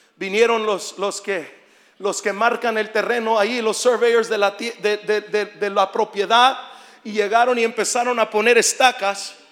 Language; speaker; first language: Spanish; native; Spanish